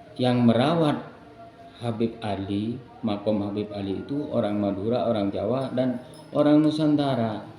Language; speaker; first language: Indonesian; non-native, local second language; Madurese